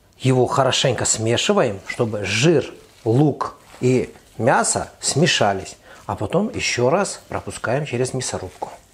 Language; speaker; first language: Russian; non-native, fluent; Azerbaijani